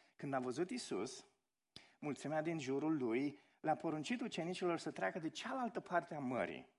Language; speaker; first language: Romanian; native; Romanian